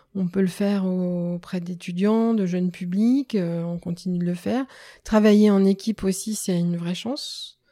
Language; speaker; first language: French; native; French